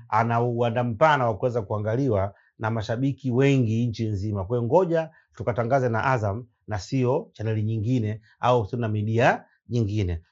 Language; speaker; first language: Swahili; native; Swahili